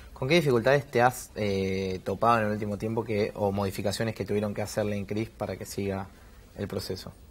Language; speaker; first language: Spanish; native; Spanish